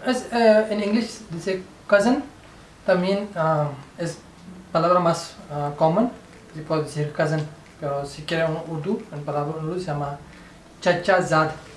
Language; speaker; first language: Spanish; non-native, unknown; Urdu